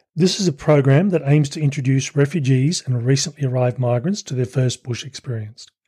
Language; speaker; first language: English; native; English